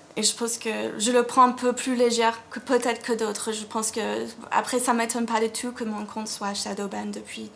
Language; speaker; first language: French; non-native, fluent; English